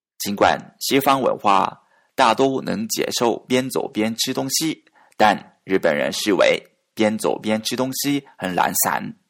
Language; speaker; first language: Chinese; non-native, fluent; Japanese